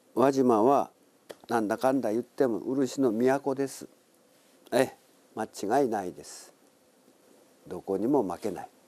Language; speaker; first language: Japanese; native; Japanese